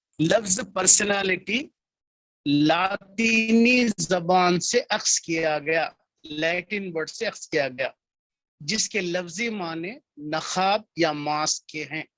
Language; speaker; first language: Urdu; native; Urdu